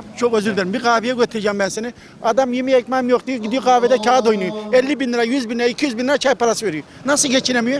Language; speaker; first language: Turkish; native; Turkish